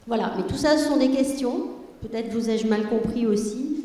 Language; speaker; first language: French; non-native, fluent; German